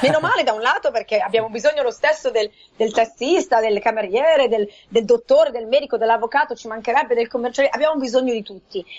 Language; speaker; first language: Italian; native; Italian